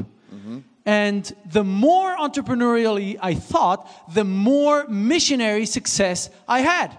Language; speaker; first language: English; non-native, fluent; Swiss German